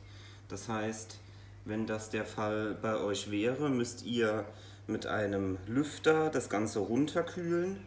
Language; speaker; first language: German; native; German